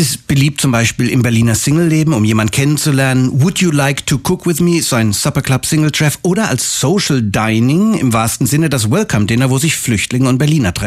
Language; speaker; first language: German; native; German